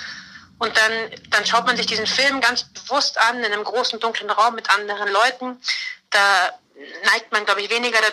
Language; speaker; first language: German; native; German